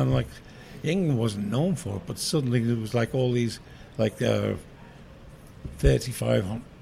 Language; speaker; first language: English; native; English